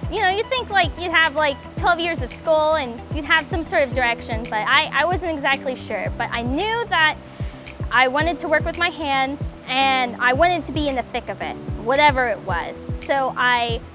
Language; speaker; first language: English; native; English